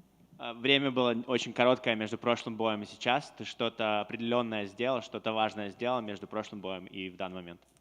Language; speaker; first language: Russian; native; Russian